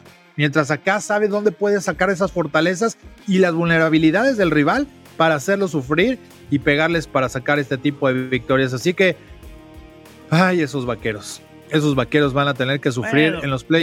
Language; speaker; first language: Spanish; native; Spanish